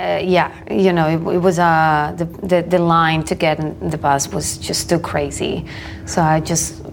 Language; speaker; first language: English; non-native, fluent; Spanish